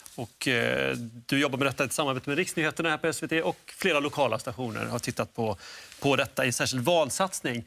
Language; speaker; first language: Swedish; native; Swedish